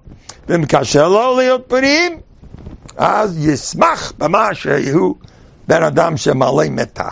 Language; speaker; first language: Hebrew; non-native, fluent; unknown